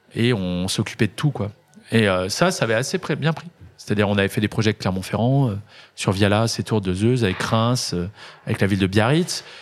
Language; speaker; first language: French; native; French